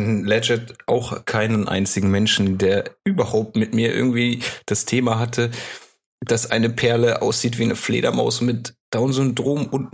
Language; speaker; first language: German; native; German